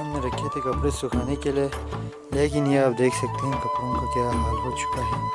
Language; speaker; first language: Hindi; non-native, local second language; Balti